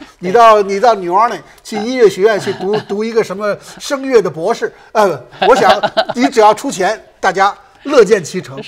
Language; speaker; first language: Chinese; native; Chinese